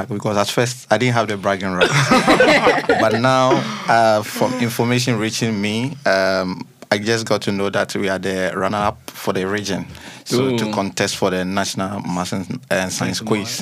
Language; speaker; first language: English; non-native, local second language; Akan